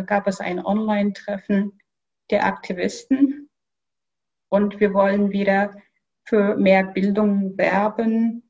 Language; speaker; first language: German; non-native, fluent; Kyrgyz